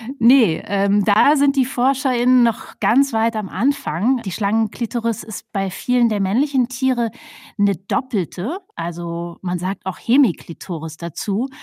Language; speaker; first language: German; native; German